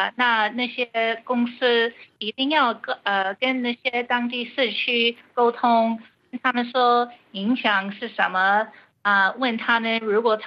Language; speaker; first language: Chinese; early bilingual, heritage; Chinese